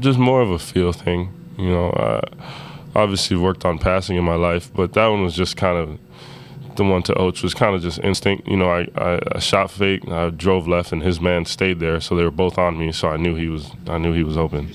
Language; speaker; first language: English; native; English